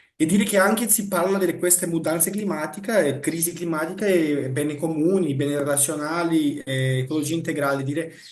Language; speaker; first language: Italian; non-native, fluent; Portuguese